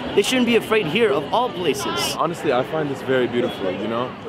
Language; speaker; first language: English; native; English